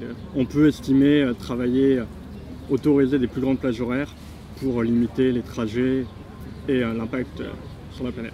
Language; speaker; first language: French; native; French